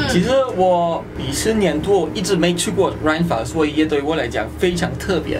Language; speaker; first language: Chinese; non-native, fluent; German